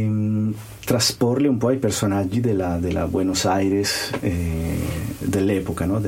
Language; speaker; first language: Italian; non-native, fluent; Spanish